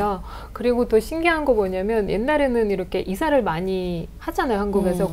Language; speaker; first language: Korean; non-native, fluent; Russian